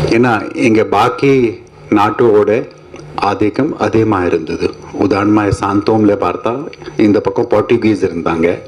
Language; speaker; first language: Tamil; non-native, fluent; Hindi